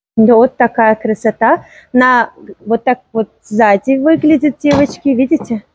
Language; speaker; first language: Russian; non-native, local second language; Tajik